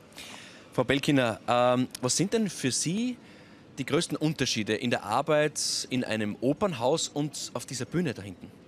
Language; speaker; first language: German; native; German